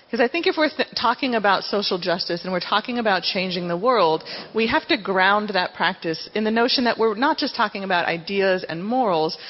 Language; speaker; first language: English; native; English